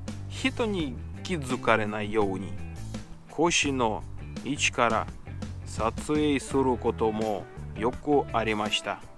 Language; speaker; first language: Japanese; non-native, learner; Russian